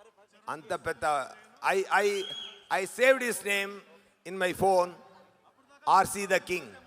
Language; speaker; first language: Telugu; non-native, learner; Tamil